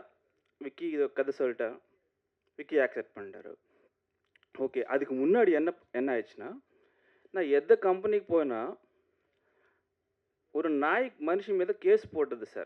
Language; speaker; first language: Tamil; non-native, learner; Telugu